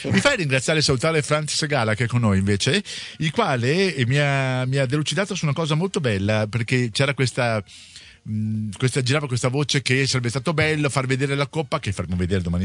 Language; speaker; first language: Italian; native; Italian